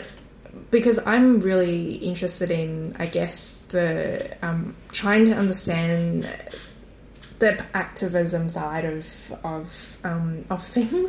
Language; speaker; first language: English; non-native, local second language; Cantonese